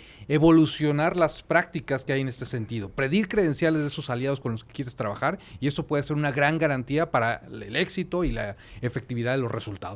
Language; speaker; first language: Spanish; native; Spanish